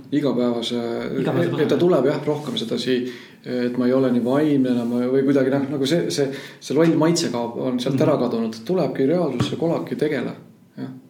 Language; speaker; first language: Estonian; native; Estonian